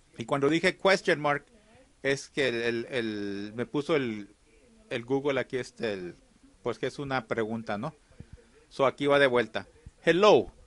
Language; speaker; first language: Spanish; early bilingual, heritage; Spanish